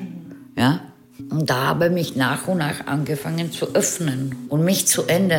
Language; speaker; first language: German; non-native, fluent; Czech